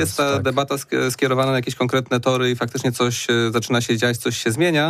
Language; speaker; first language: Polish; native; Polish